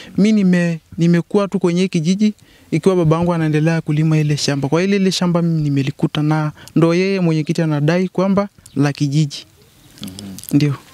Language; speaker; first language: Swahili; non-native, local second language; Masai